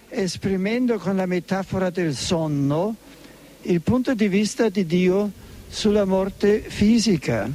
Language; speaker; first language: Italian; non-native, fluent; German